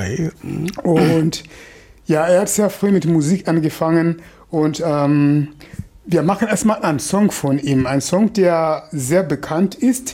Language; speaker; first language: German; non-native, fluent; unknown